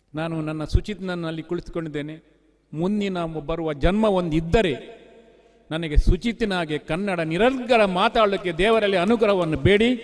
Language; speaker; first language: Kannada; non-native, local second language; Tulu